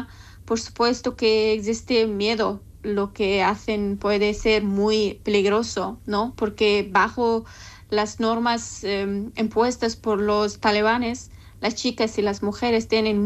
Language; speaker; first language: Spanish; non-native, learner; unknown